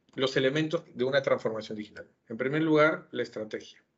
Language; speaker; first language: Spanish; native; Spanish